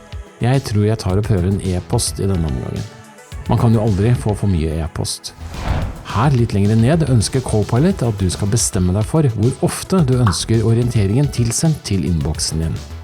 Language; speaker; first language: Norwegian; native; Norwegian